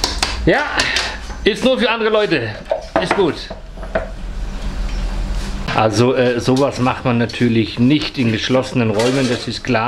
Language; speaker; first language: German; native; German